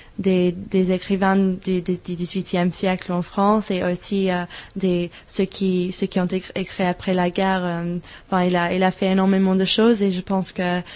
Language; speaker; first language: French; non-native, fluent; English